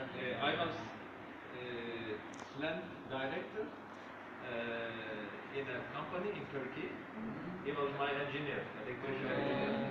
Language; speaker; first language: English; non-native, fluent; Turkish